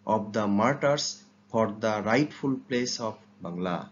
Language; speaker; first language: English; non-native, local second language; Bangla